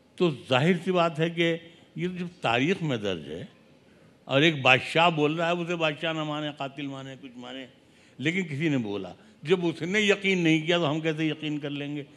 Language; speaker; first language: Hindi; native; Hindi